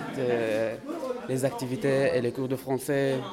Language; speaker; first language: French; non-native, learner; Arabic